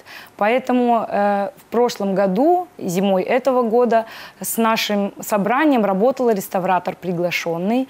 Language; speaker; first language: Russian; native; Russian